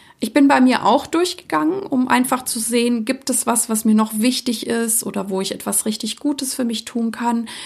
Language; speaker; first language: German; early bilingual, other home language; Czech